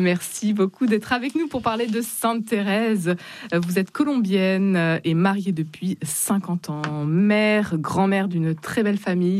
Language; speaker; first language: French; native; French